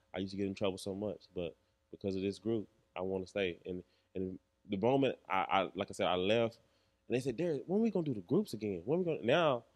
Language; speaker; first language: English; native; English